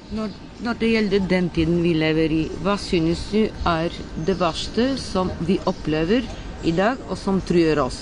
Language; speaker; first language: Norwegian; non-native, fluent; Bulgarian